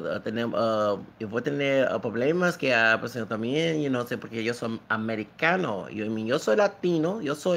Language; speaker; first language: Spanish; non-native, learner; English